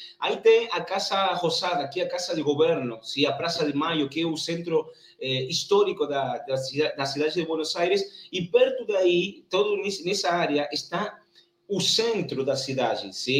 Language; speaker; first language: Portuguese; non-native, learner; Spanish